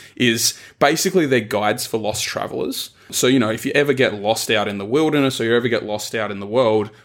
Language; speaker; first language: English; native; English